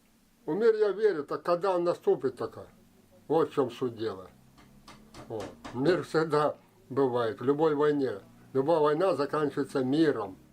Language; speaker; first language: Russian; native; Russian